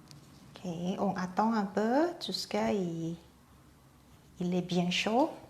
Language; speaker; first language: French; non-native, fluent; Thai